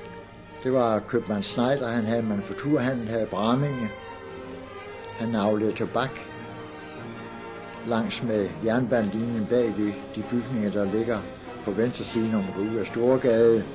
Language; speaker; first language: Danish; native; Danish